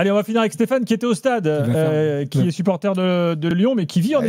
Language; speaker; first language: French; native; French